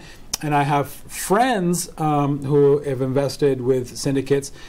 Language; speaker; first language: English; native; English